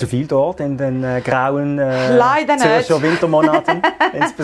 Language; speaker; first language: German; native; German